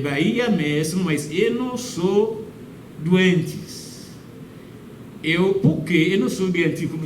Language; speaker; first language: Portuguese; non-native, fluent; Yoruba